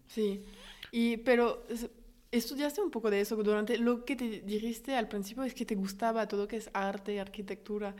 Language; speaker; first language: Spanish; non-native, fluent; French